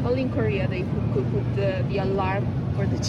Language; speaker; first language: English; non-native, fluent; Italian